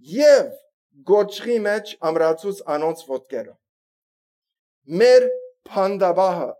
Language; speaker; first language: Armenian; early bilingual, heritage; Armenian